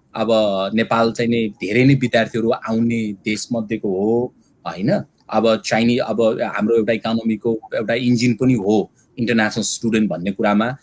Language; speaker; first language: Nepali; native; Nepali